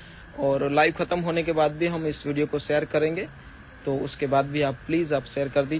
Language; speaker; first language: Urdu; non-native, local second language; Gujarati